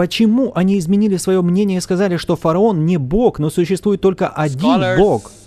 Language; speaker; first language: Russian; native; Russian